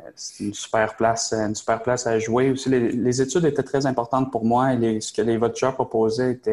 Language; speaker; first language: French; native; French